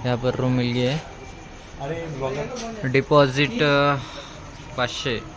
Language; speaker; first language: Hindi; non-native, local second language; Marathi